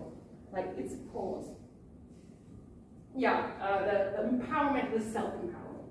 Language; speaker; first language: English; non-native, fluent; German